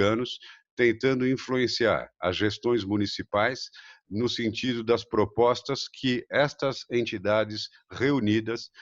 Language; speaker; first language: Portuguese; native; Portuguese